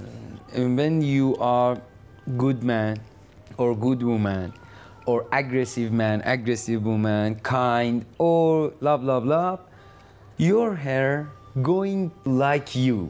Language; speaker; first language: English; non-native, learner; Persian